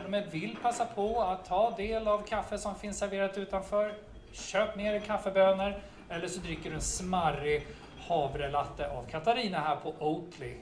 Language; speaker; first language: Swedish; native; Swedish